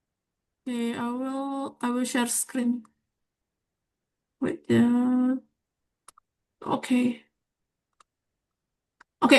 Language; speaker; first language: English; non-native, fluent; Indonesian